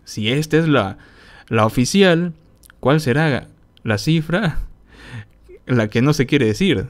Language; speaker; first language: Spanish; native; Spanish